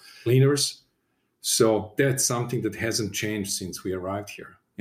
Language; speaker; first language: English; non-native, fluent; Serbian